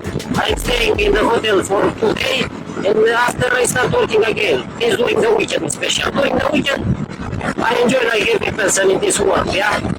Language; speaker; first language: English; non-native, learner; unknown